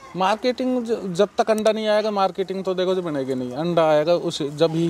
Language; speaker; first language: Hindi; native; Hindi